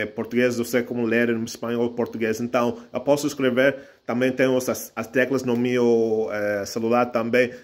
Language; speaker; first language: Portuguese; non-native, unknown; English